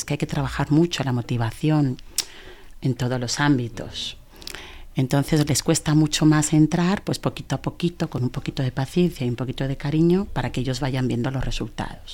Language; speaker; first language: Spanish; early bilingual, other home language; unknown